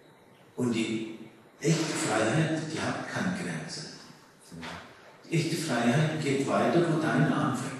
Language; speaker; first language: German; early bilingual, heritage; German